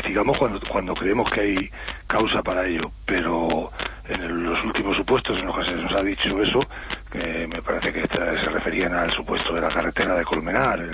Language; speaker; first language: Spanish; native; Spanish